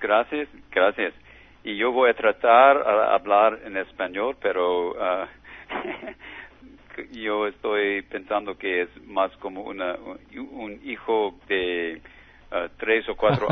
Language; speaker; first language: Spanish; non-native, learner; English